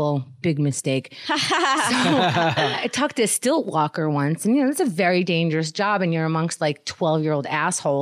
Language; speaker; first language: English; native; English